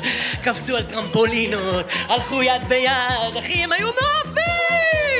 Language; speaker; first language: Hebrew; native; Hebrew